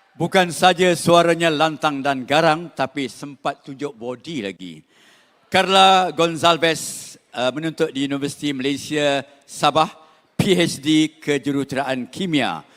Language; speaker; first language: Malay; native; Malay